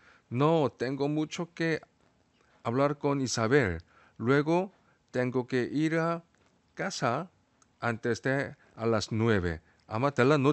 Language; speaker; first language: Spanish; non-native, fluent; Korean